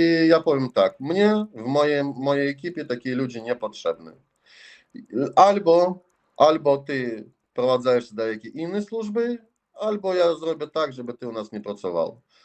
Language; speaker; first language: Polish; non-native, learner; Russian